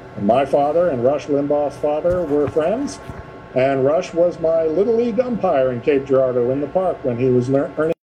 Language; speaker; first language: English; native; English